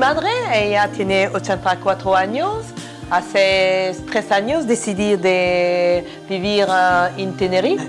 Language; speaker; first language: Spanish; non-native, learner; French